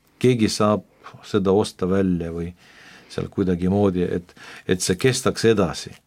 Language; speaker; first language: Estonian; non-native, local second language; Russian